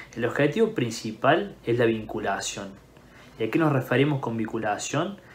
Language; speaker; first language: Spanish; native; Spanish